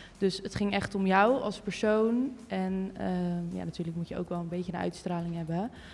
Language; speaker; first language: Dutch; native; Dutch